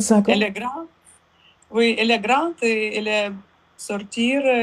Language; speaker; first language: French; non-native, learner; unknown